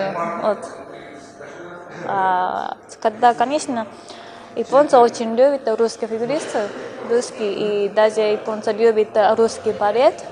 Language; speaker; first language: Russian; non-native, fluent; Japanese